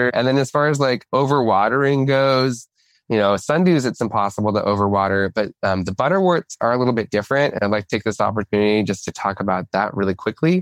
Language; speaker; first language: English; native; English